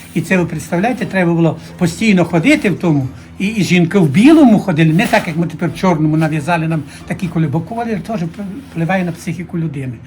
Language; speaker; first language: Ukrainian; native; Ukrainian